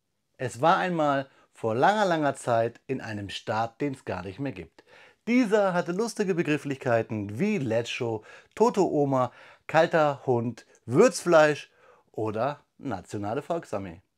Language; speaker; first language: German; native; German